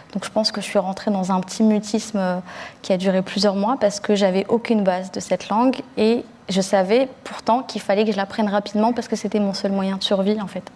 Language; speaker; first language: French; early bilingual, other home language; Arabic